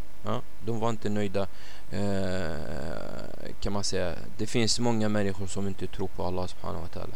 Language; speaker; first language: Swedish; non-native, fluent; Arabic